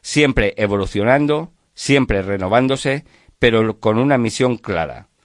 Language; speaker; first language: Spanish; non-native, local second language; Catalan